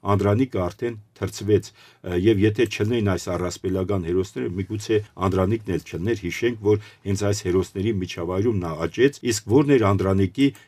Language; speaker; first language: Armenian; native; Armenian